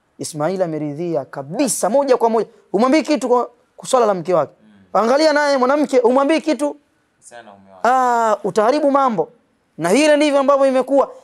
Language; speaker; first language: Swahili; native; Swahili